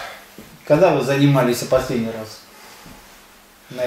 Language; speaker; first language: Russian; native; Russian